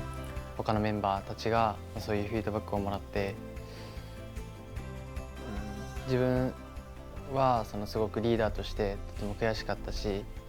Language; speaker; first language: Japanese; native; Japanese